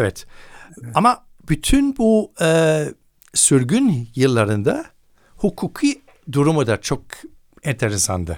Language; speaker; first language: Turkish; non-native, fluent; German